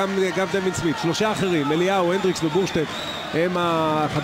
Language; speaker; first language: Hebrew; native; Hebrew